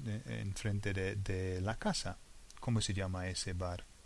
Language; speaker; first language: Spanish; non-native, fluent; English